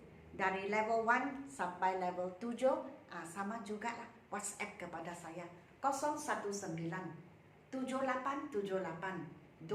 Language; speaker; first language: Malay; non-native, local second language; Chinese